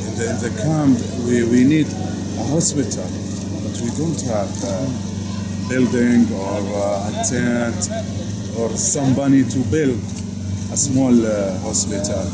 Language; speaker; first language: English; non-native, learner; Arabic